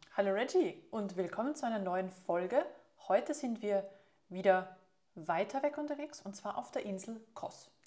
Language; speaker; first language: German; native; German